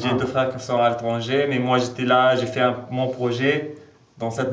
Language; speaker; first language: French; non-native, local second language; Arabic